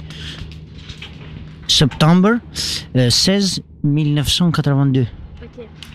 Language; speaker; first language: French; non-native, learner; Albanian